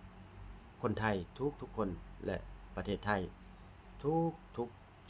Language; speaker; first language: Thai; non-native, local second language; Lao